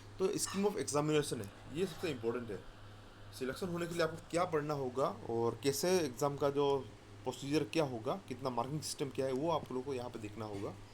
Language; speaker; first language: Hindi; non-native, local second language; Assamese